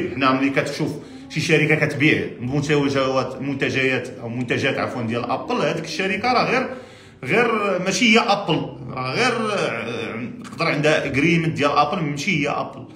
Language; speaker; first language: Arabic; native; Arabic